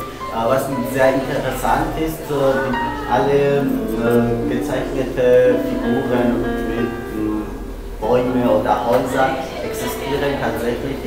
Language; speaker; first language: German; non-native, fluent; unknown